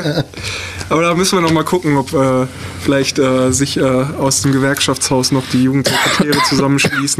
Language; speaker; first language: German; native; German